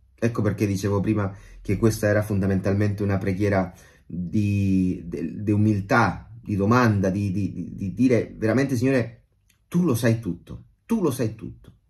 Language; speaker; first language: Italian; non-native, fluent; Spanish